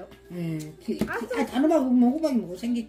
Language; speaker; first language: Korean; native; Korean